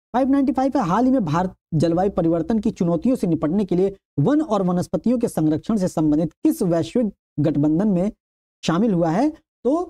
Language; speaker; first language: Hindi; native; Hindi